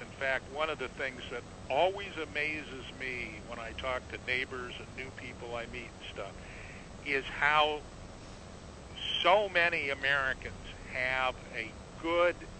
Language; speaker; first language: English; native; English